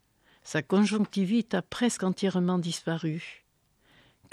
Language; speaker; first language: French; native; French